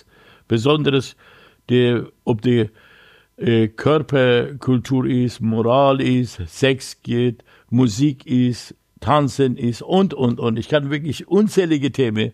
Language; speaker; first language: German; non-native, learner; Persian